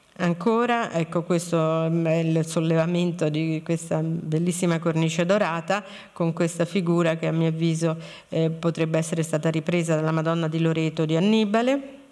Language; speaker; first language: Italian; native; Italian